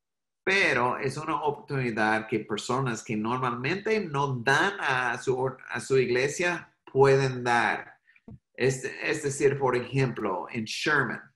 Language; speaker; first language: Spanish; non-native, fluent; English